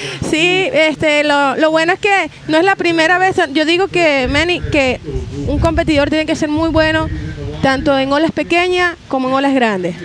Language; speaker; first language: Spanish; native; Spanish